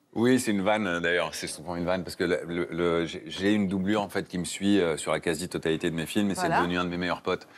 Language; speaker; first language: French; native; French